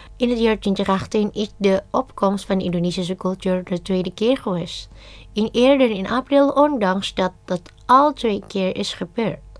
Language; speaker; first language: Dutch; non-native, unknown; Indonesian